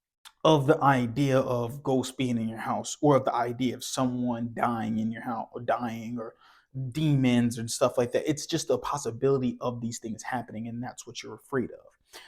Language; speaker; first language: English; native; English